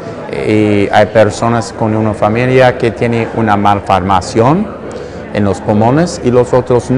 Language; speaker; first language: Spanish; non-native, learner; English